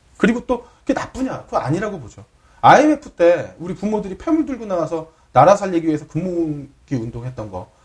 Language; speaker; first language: Korean; native; Korean